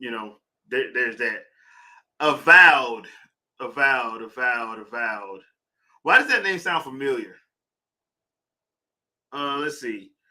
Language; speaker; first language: English; native; English